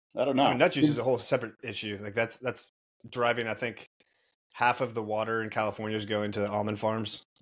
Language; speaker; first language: English; native; English